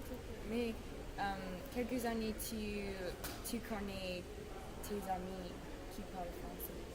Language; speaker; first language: French; non-native, learner; English